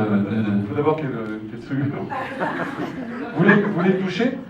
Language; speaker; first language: French; native; French